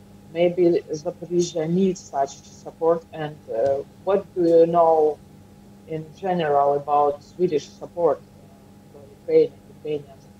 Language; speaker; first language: English; non-native, learner; Ukrainian